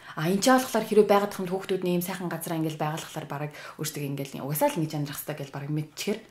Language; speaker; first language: Mongolian; native; Mongolian